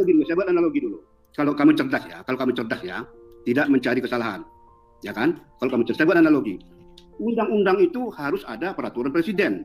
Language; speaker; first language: Indonesian; native; Indonesian